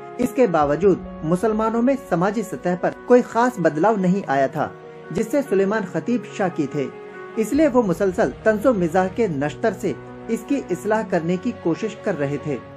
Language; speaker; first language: Urdu; native; Urdu